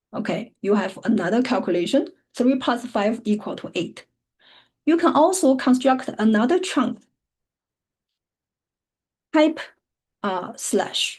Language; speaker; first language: English; non-native, fluent; Chinese